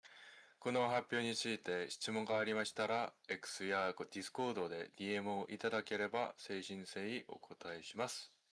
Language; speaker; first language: Japanese; non-native, fluent; Korean